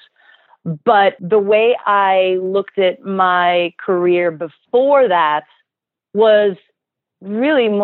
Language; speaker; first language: English; native; English